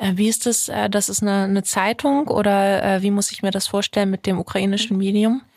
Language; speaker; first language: German; native; German